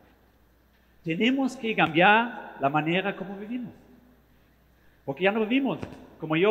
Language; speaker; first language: Spanish; non-native, fluent; German